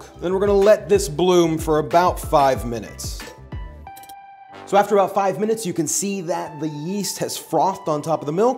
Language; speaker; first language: English; native; English